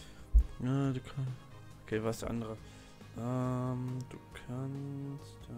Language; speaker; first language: German; native; German